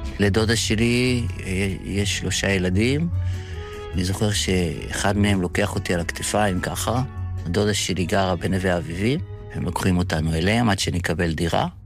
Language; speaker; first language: Hebrew; early bilingual, other home language; Yiddish